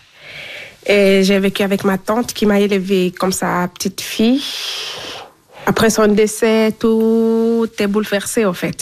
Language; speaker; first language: French; non-native, local second language; Fula